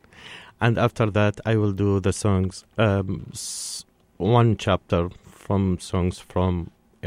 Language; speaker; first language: English; non-native, learner; Arabic